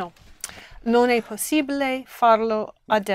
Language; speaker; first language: Italian; non-native, learner; English